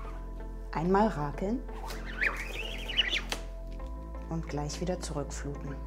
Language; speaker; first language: German; native; German